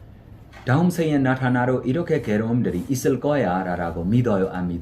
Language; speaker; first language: Korean; non-native, fluent; Burmese